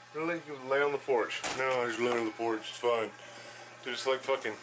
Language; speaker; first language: English; native; English